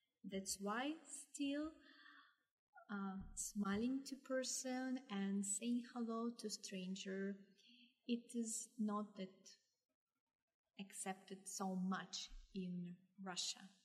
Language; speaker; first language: English; non-native, fluent; Russian